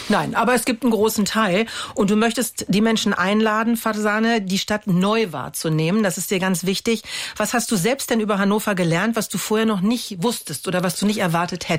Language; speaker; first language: German; native; German